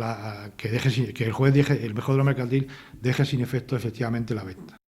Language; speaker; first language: Spanish; native; Spanish